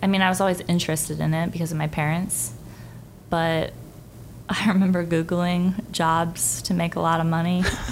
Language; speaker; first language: English; native; English